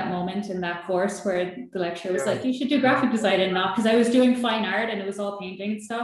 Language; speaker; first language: English; native; English